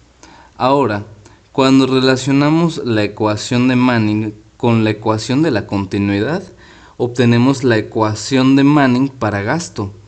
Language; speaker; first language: Spanish; native; Spanish